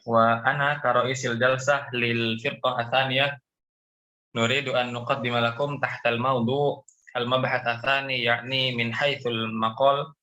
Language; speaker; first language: Arabic; non-native, learner; Indonesian